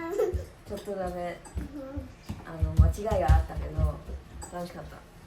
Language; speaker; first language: Japanese; early bilingual, other home language; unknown